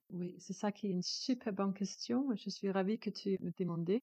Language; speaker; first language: French; non-native, learner; Danish